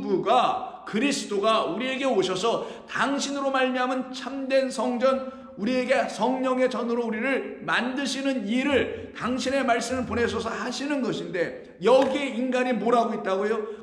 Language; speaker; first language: Korean; native; Korean